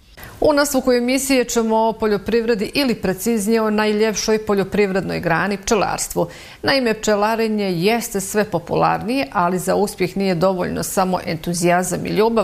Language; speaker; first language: Serbian; native; Serbian